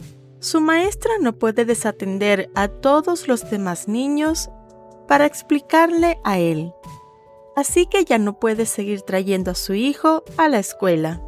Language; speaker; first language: Spanish; native; Spanish